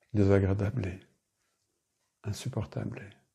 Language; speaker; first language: Spanish; non-native, fluent; French